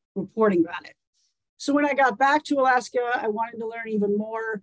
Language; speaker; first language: English; native; English